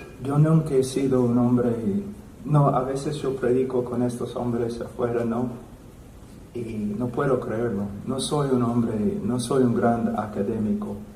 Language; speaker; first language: Spanish; non-native, fluent; English